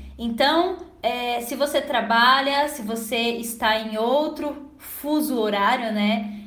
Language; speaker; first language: Portuguese; native; Portuguese